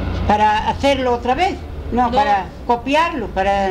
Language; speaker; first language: Spanish; early bilingual, heritage; Spanish